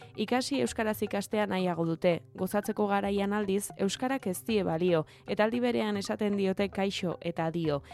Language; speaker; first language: Basque; native; Basque